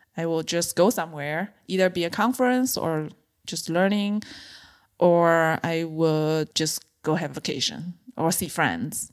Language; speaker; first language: English; non-native, fluent; Chinese